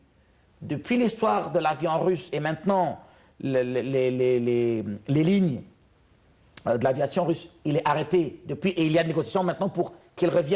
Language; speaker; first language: French; non-native, fluent; Arabic